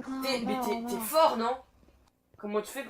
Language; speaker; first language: French; native; French